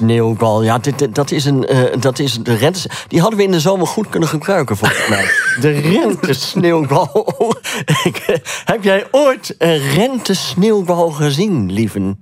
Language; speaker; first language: Dutch; native; Dutch